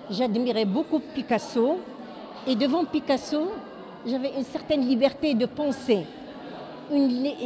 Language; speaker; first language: French; non-native, local second language; Arabic